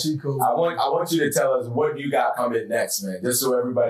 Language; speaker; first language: English; non-native, local second language; Akan